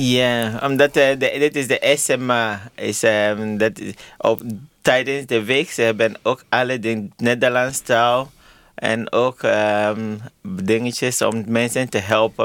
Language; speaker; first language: Dutch; non-native, learner; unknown